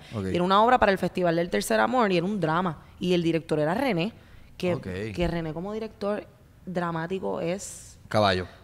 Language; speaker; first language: Spanish; native; Spanish